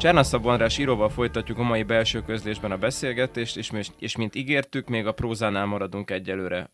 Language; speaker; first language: Hungarian; native; Hungarian